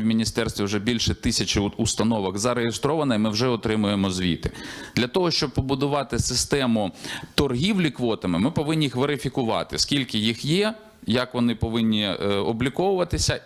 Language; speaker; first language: Ukrainian; native; Ukrainian